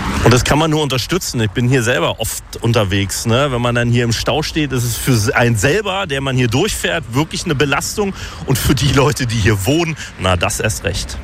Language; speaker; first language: German; native; German